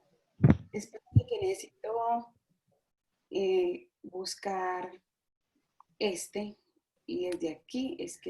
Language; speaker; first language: Spanish; native; Spanish